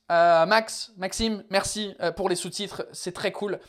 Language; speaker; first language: French; non-native, fluent; English